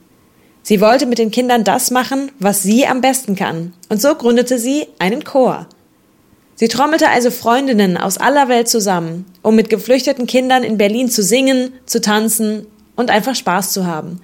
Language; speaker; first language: German; native; German